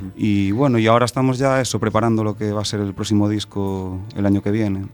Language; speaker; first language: Spanish; native; Spanish